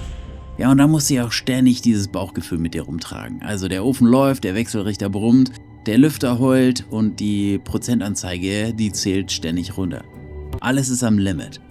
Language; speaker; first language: German; native; German